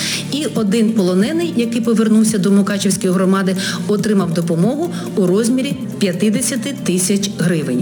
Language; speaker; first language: Ukrainian; native; Ukrainian